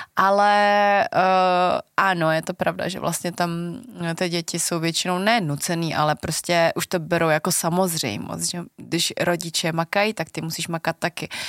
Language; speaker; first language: Czech; early bilingual, other home language; Vietnamese